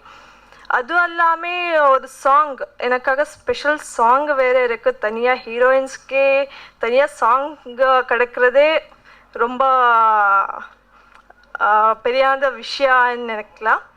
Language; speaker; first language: Tamil; non-native, learner; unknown